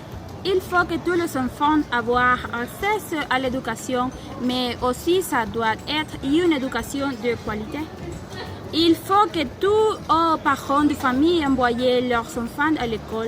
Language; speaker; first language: French; non-native, fluent; Spanish